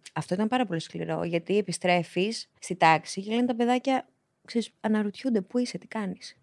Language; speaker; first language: Greek; early bilingual, other home language; Albanian